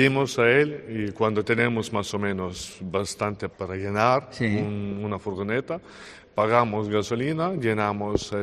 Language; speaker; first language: Spanish; non-native, learner; Ukrainian